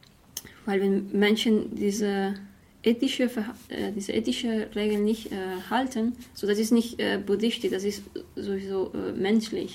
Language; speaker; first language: German; non-native, fluent; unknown